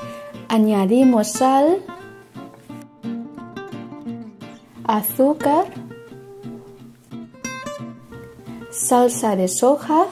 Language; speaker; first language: Spanish; non-native, fluent; Thai